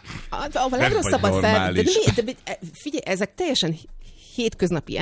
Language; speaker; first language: Hungarian; native; Hungarian